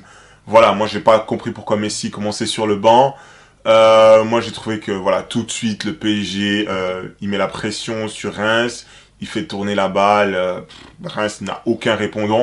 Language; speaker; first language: French; native; French